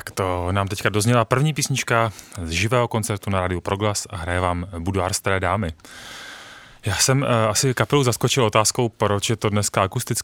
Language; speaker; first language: Czech; native; Czech